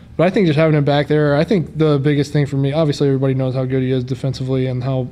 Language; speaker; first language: English; native; English